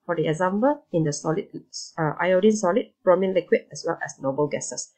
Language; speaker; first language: English; non-native, local second language; Chinese